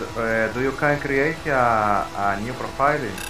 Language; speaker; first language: English; non-native, learner; Portuguese